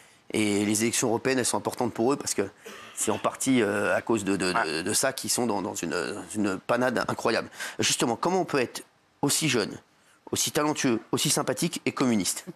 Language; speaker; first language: French; native; French